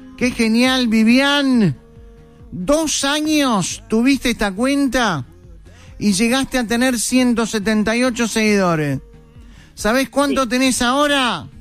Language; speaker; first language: Spanish; native; Spanish